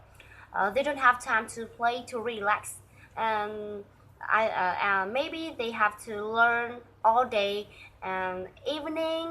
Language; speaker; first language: English; non-native, learner; Vietnamese